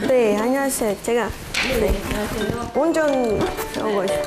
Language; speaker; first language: Korean; non-native, learner; Russian